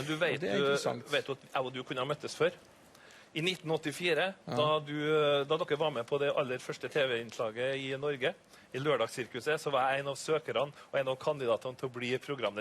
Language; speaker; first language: Norwegian; native; Norwegian